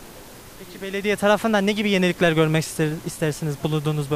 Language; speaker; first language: Turkish; native; Turkish